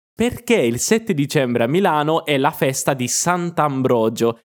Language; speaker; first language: Italian; native; Italian